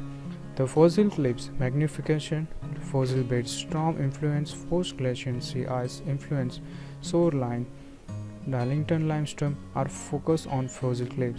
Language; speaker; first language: English; non-native, fluent; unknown